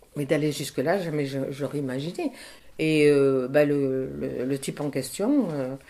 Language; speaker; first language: French; native; French